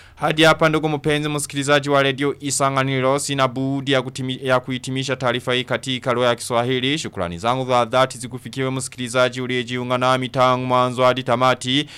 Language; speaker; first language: Swahili; non-native, local second language; Rundi